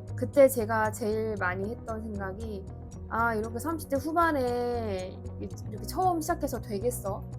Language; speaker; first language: Korean; native; Korean